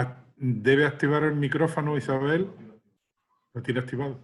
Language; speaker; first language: Spanish; native; Spanish